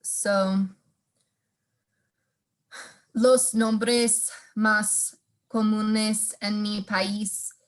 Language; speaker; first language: Spanish; non-native, learner; English